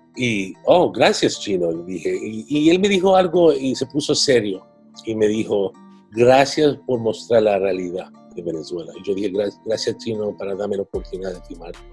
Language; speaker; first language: Spanish; early bilingual, heritage; Spanish